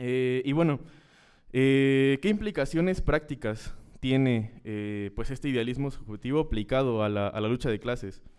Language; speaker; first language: Spanish; native; Spanish